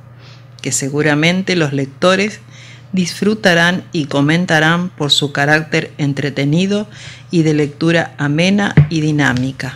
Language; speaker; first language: Spanish; native; Spanish